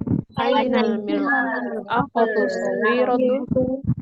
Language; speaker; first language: Arabic; non-native, learner; Indonesian